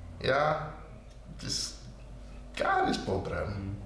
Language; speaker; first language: German; non-native, learner; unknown